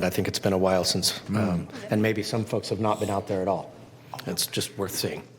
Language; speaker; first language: English; native; English